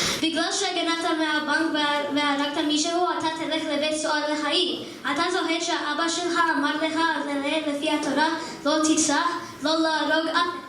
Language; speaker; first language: Hebrew; non-native, learner; English